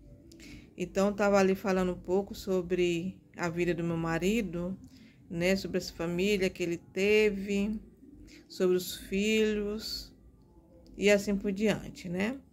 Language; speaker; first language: Portuguese; native; Portuguese